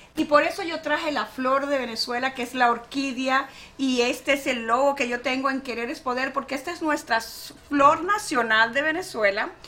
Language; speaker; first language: Spanish; native; Spanish